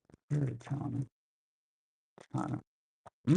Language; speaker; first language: English; native; English